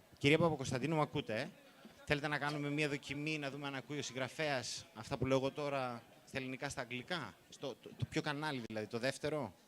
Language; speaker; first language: Greek; native; Greek